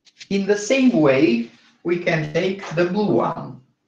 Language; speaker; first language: English; non-native, fluent; Bulgarian